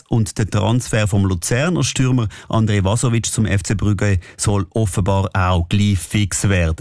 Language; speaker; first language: German; native; German